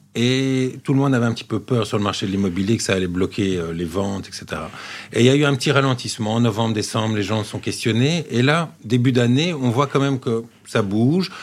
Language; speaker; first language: French; native; French